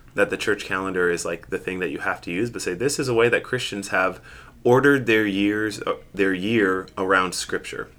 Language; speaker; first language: English; native; English